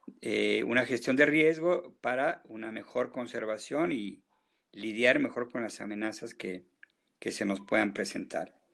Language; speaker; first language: Spanish; native; Spanish